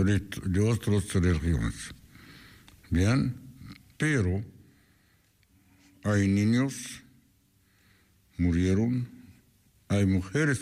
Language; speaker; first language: Spanish; non-native, fluent; Arabic